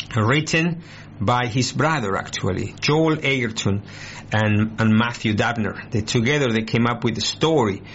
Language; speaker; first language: English; non-native, fluent; Spanish